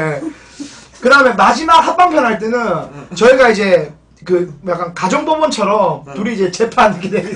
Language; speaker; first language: Korean; native; Korean